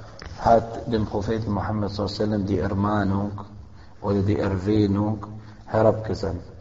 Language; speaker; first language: German; non-native, fluent; Arabic